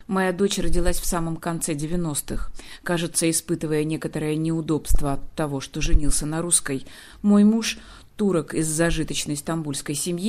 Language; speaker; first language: Russian; native; Russian